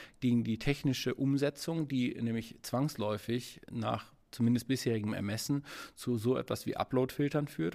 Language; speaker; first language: German; native; German